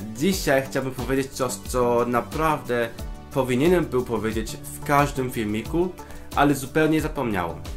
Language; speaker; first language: Polish; non-native, fluent; Cantonese